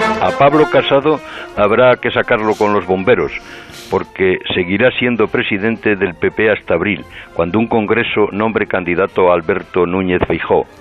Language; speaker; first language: Spanish; native; Spanish